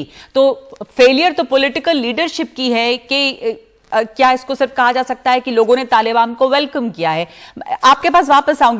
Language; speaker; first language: Hindi; native; Hindi